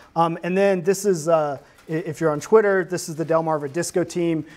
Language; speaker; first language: English; native; English